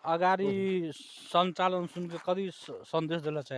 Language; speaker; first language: Nepali; non-native, local second language; Maithili